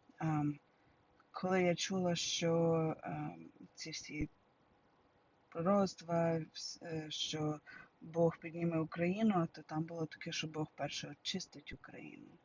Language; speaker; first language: Ukrainian; early bilingual, heritage; Ukrainian